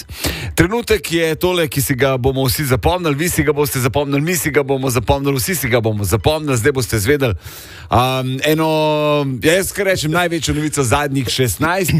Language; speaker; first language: Slovenian; native; Slovenian